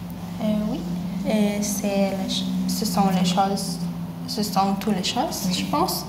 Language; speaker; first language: French; non-native, learner; Lithuanian